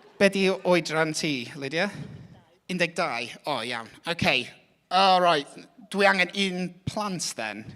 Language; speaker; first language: Welsh; non-native, local second language; English